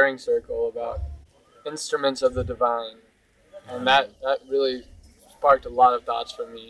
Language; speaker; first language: English; native; English